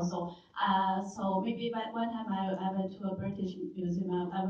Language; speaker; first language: English; non-native, learner; Chinese